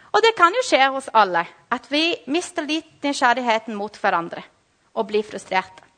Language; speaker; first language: Norwegian; non-native, fluent; Portuguese